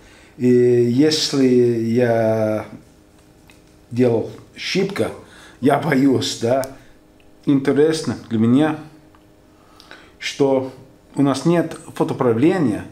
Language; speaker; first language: Russian; non-native, learner; English